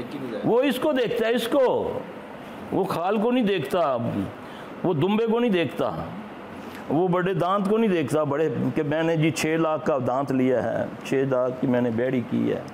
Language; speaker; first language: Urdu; non-native, local second language; Punjabi